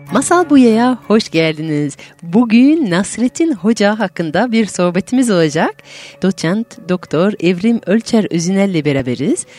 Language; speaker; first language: Turkish; non-native, fluent; French